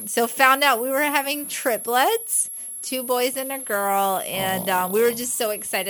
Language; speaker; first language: English; native; English